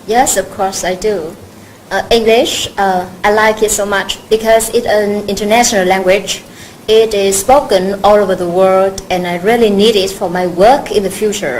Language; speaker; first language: English; non-native, learner; Vietnamese